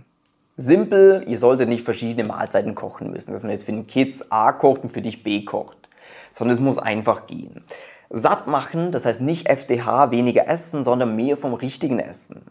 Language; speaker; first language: German; native; German